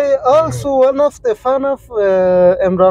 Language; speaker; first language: English; non-native, learner; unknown